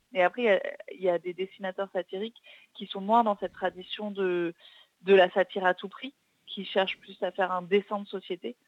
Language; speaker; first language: French; native; French